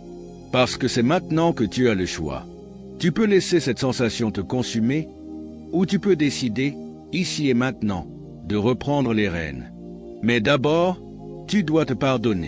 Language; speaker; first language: French; native; French